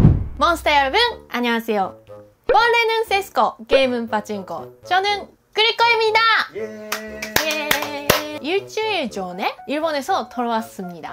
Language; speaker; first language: Korean; non-native, learner; Japanese